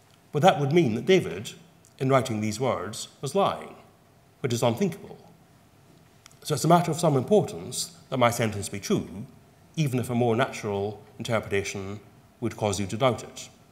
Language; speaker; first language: English; native; English